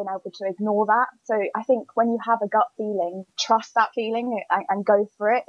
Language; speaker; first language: English; native; English